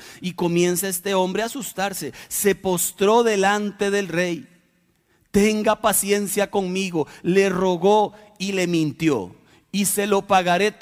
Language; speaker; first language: Spanish; native; Spanish